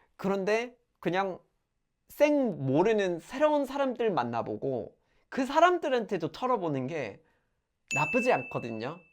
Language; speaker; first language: Korean; non-native, fluent; English